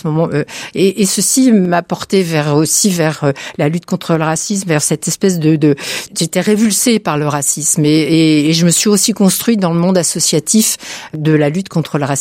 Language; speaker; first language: French; native; French